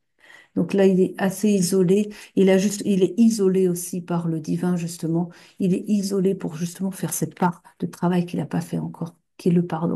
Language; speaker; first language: French; native; French